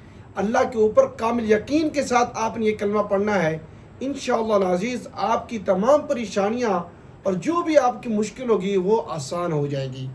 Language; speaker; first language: Urdu; native; Urdu